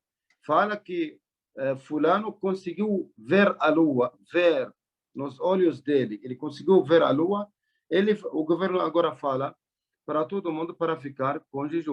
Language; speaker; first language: Portuguese; non-native, learner; Arabic